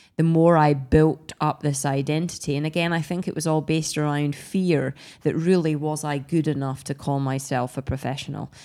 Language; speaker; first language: English; native; English